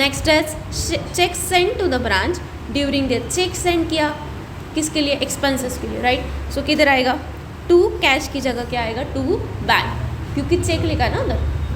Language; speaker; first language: Hindi; non-native, local second language; Marathi